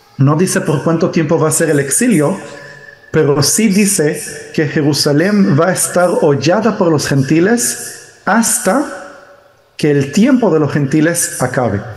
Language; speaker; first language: Spanish; early bilingual, heritage; Spanish